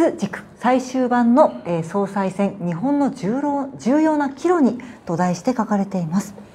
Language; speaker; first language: Japanese; native; Japanese